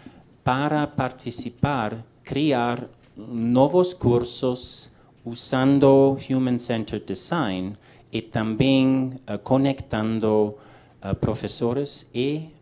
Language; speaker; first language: Portuguese; non-native, learner; English